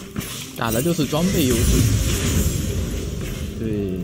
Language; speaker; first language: Chinese; native; Chinese